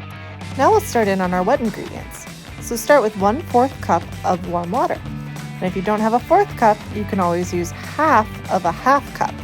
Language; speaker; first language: English; native; English